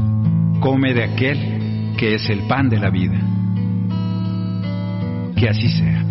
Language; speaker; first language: Spanish; native; Spanish